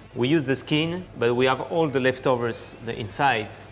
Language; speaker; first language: English; non-native, fluent; French